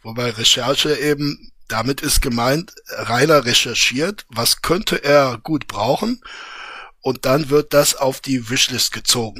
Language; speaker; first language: German; native; German